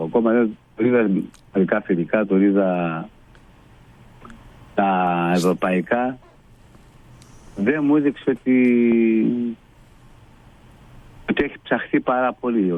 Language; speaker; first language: Greek; non-native, fluent; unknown